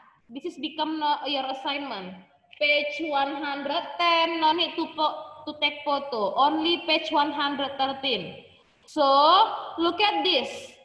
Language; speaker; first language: English; non-native, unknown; Indonesian